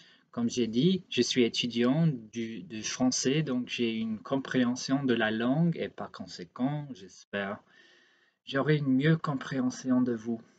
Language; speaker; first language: French; non-native, fluent; English